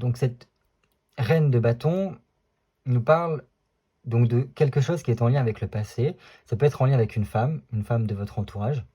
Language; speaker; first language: French; native; French